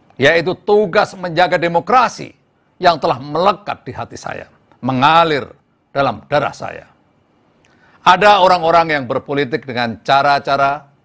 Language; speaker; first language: Indonesian; native; Indonesian